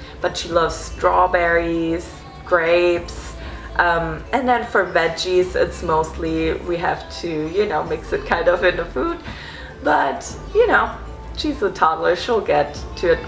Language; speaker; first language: English; non-native, fluent; German